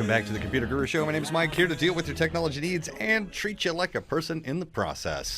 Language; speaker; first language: English; native; English